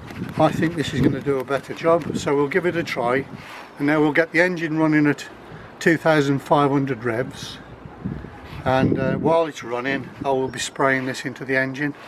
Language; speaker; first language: English; native; English